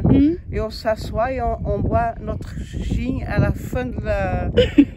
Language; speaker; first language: French; non-native, learner; Portuguese